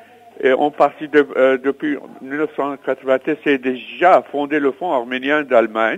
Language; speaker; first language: French; non-native, learner; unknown